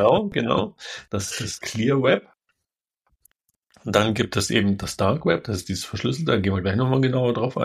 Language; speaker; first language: German; native; German